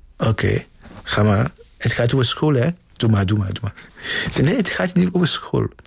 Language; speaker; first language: Dutch; non-native, fluent; Ewe